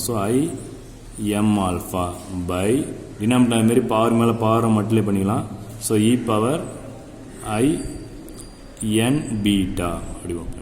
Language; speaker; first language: Tamil; native; Tamil